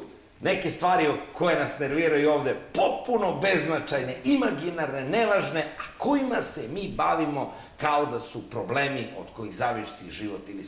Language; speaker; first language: Serbian; native; Serbian